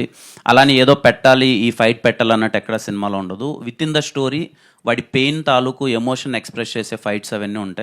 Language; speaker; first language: Telugu; native; Telugu